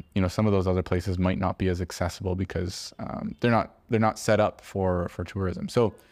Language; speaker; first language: English; native; English